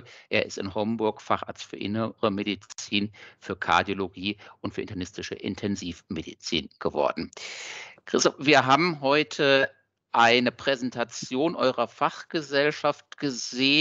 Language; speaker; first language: German; native; German